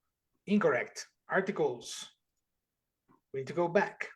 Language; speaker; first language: English; non-native, fluent; Spanish